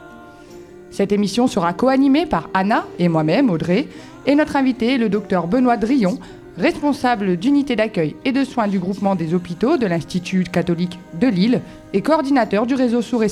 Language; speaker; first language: French; native; French